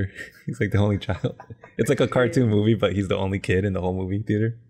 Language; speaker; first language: English; native; English